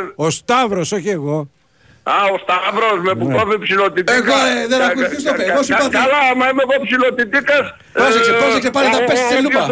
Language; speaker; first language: Greek; native; Greek